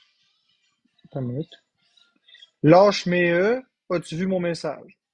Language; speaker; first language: French; native; French